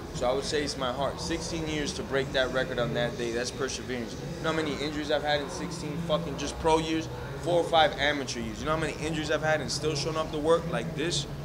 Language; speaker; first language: English; early bilingual, other home language; Spanish